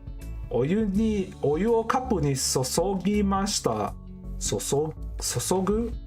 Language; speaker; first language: Japanese; non-native, learner; English